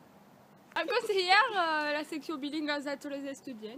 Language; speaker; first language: Catalan; non-native, local second language; French